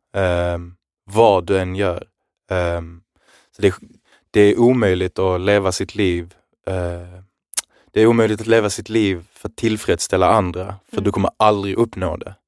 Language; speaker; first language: Swedish; early bilingual, other home language; Arabic